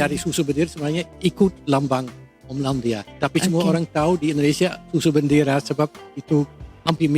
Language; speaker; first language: Indonesian; non-native, fluent; Dutch